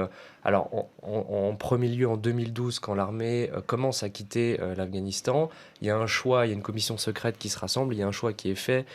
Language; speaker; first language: French; native; French